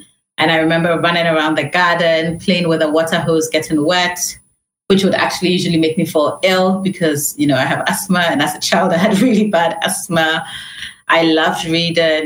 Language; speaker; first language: English; non-native, local second language; Akan